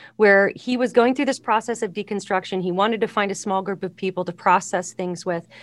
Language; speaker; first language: English; native; English